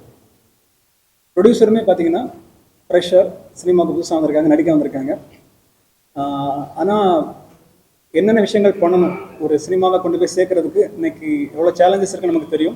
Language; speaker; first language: Tamil; native; Tamil